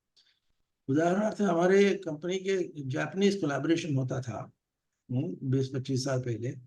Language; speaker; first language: Hindi; non-native, local second language; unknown